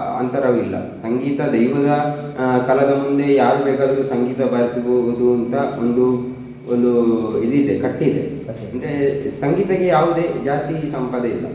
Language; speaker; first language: Kannada; non-native, local second language; Tulu